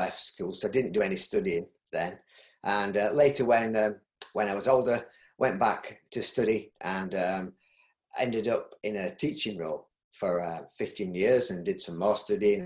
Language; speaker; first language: English; native; English